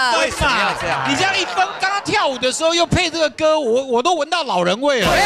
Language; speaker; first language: Chinese; native; Chinese